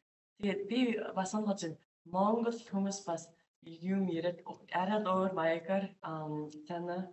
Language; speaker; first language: Mongolian; non-native, learner; English